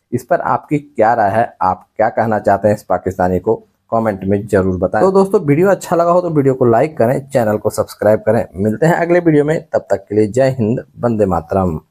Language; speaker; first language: Hindi; native; Hindi